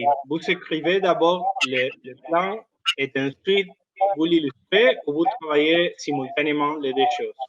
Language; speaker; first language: French; non-native, learner; Spanish